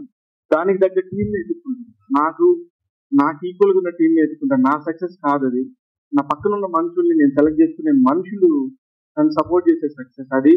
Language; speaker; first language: Telugu; native; Telugu